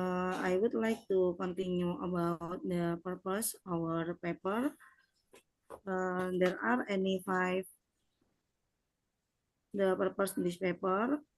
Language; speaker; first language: English; non-native, learner; Indonesian